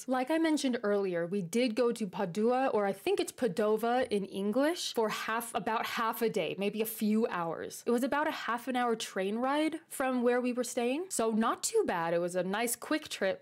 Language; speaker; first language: English; native; English